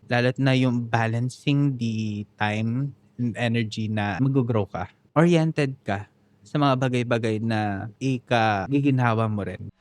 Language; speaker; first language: Filipino; native; Filipino